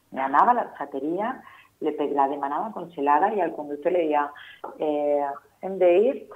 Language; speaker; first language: Catalan; non-native, local second language; Spanish